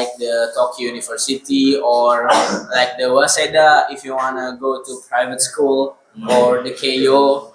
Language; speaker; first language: English; non-native, learner; Indonesian